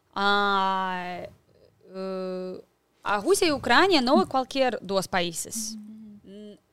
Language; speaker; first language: Portuguese; non-native, fluent; Russian